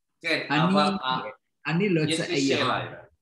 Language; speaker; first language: Hebrew; non-native, learner; Indonesian